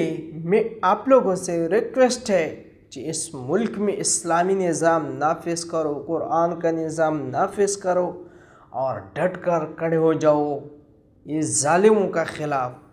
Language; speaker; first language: Hindi; non-native, local second language; Pashto